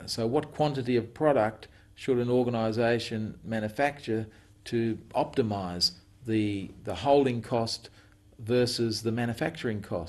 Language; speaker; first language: English; native; English